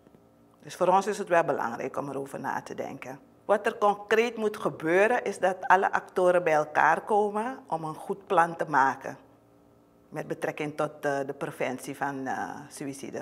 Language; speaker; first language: Dutch; native; Dutch